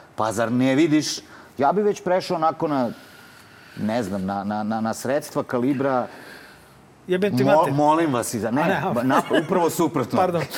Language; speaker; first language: Serbian; native; Serbian